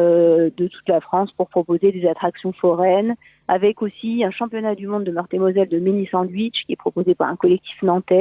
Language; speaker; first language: French; native; French